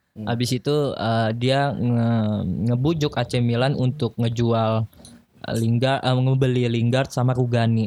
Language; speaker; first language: Indonesian; native; Indonesian